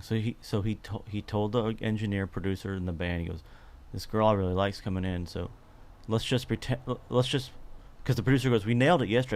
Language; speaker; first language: English; native; English